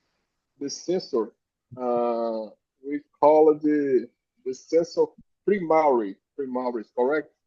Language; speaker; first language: English; non-native, learner; Portuguese